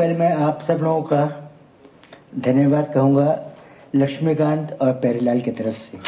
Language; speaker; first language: Hindi; native; Hindi